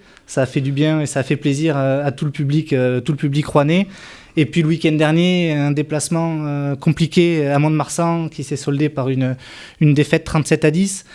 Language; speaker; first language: French; native; French